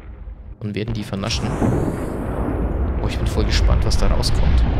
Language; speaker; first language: German; native; German